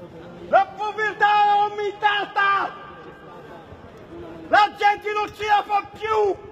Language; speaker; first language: Italian; non-native, fluent; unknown